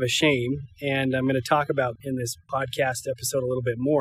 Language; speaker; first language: English; native; English